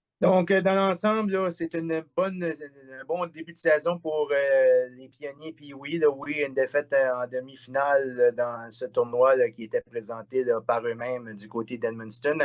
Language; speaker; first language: French; native; French